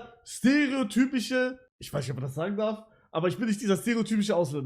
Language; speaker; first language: German; native; German